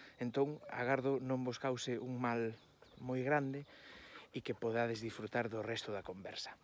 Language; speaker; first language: Galician; non-native, local second language; Spanish